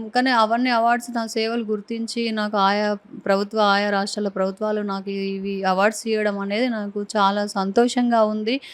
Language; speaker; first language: Telugu; native; Telugu